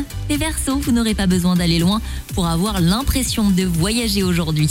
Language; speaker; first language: French; native; French